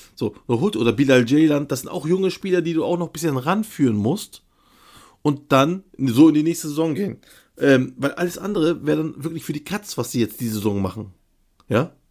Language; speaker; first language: German; early bilingual, other home language; Turkish